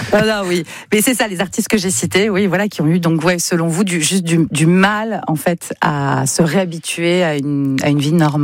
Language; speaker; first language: French; native; French